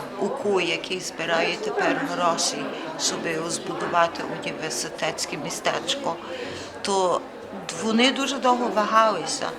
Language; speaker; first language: Ukrainian; early bilingual, heritage; Ukrainian